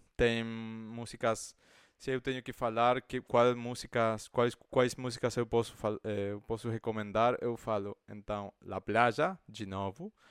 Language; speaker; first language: Portuguese; non-native, fluent; Spanish